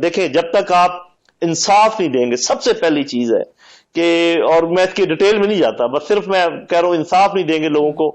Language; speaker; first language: Urdu; native; Urdu